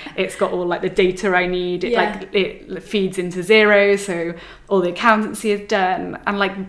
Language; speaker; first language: English; native; English